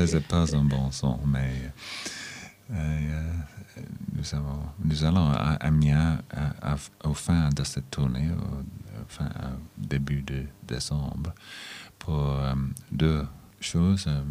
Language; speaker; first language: French; non-native, learner; English